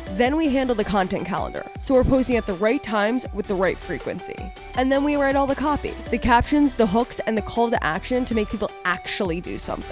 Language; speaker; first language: English; native; English